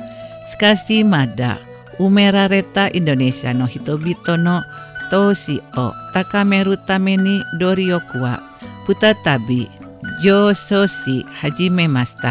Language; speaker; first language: Japanese; non-native, fluent; Indonesian